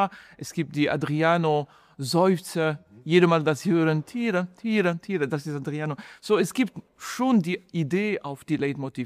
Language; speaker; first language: German; non-native, fluent; French